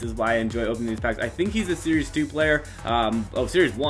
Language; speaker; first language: English; native; English